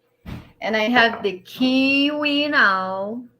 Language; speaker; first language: English; non-native, learner; Portuguese